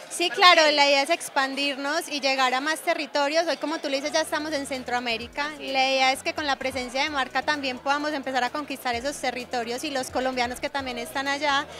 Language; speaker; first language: Spanish; native; Spanish